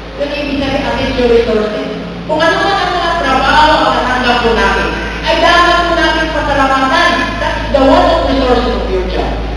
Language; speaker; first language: Filipino; non-native, local second language; Cebuano